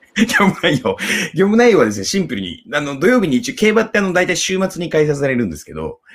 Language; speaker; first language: Japanese; native; Japanese